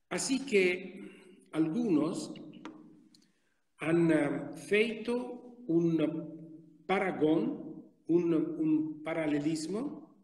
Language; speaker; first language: Spanish; non-native, fluent; Italian